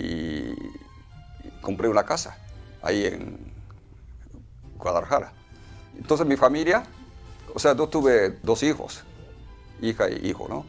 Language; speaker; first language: Spanish; non-native, fluent; Japanese